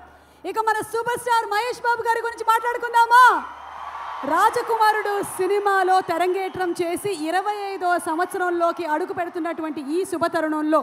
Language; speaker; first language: Telugu; native; Telugu